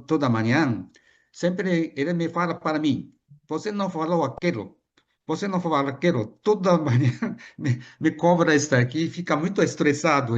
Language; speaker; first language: Portuguese; non-native, fluent; Japanese